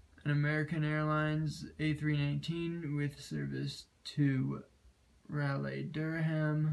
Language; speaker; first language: English; native; English